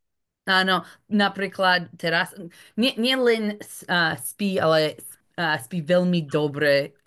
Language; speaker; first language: Slovak; non-native, learner; English